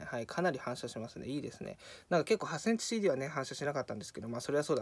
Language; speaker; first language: Japanese; native; Japanese